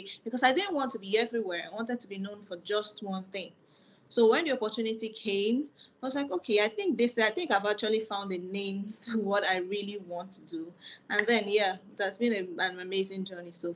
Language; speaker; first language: English; non-native, local second language; Igbo